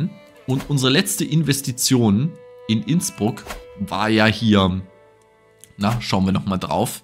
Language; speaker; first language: German; native; German